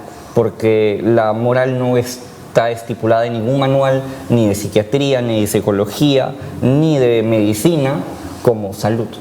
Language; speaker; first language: Spanish; native; Spanish